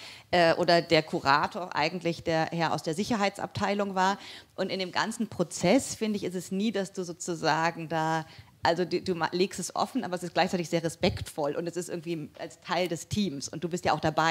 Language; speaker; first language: German; native; German